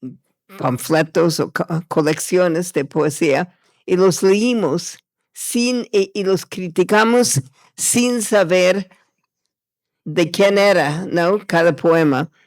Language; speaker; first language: Spanish; non-native, fluent; English